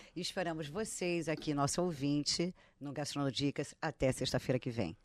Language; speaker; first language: Portuguese; native; Portuguese